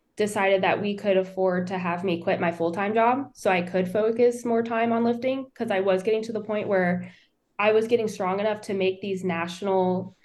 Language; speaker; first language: English; native; English